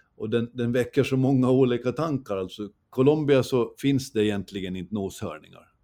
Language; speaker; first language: Swedish; native; Swedish